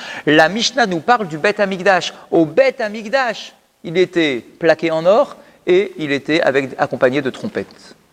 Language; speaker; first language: French; native; French